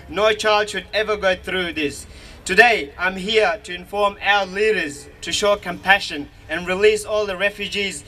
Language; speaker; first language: English; early bilingual, other home language; Hazaragi